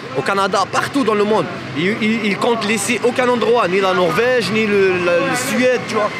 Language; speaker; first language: French; native; French